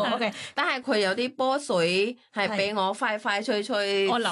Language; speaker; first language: Cantonese; non-native, learner; Thai